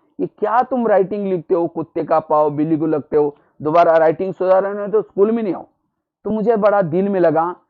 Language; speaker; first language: Hindi; non-native, local second language; Marathi